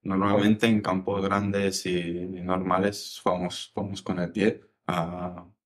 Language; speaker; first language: Spanish; native; Spanish